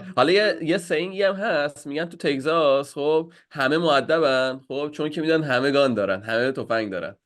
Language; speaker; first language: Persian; native; Persian